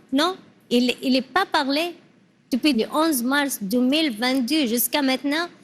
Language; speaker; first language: French; non-native, learner; Arabic